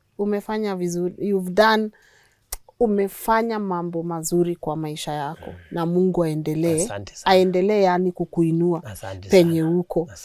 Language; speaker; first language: Swahili; native; Swahili